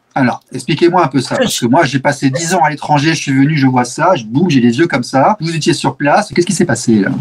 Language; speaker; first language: French; native; French